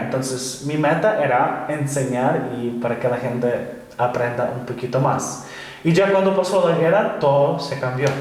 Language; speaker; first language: Spanish; non-native, fluent; Ukrainian